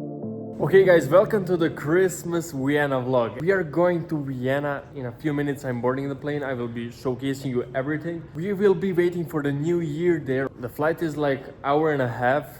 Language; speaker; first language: English; non-native, fluent; Serbian